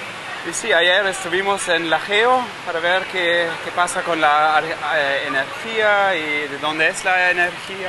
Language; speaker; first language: Spanish; non-native, learner; German